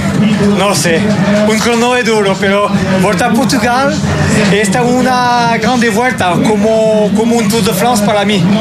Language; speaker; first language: Portuguese; non-native, learner; French